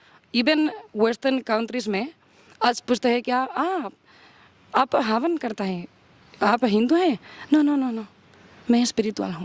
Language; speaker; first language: Hindi; non-native, learner; Spanish